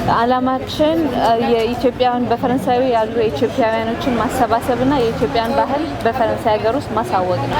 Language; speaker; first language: Amharic; early bilingual, heritage; Amharic